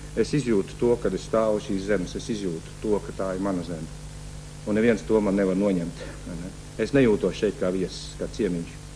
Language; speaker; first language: Latvian; early bilingual, heritage; Latvian